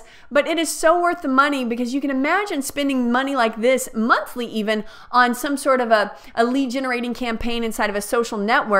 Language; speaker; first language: English; native; English